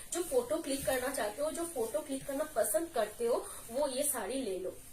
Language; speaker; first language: Hindi; non-native, local second language; Bangla